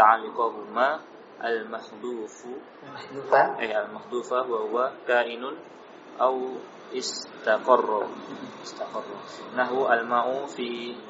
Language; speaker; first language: Arabic; non-native, learner; Indonesian